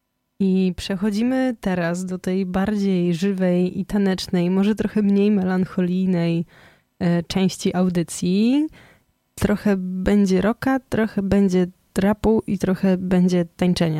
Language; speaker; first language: Polish; native; Polish